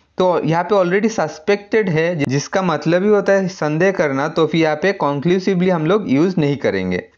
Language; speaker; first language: Hindi; non-native, local second language; Assamese